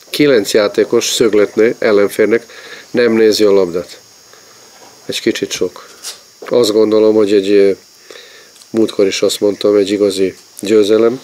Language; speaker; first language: Hungarian; non-native, fluent; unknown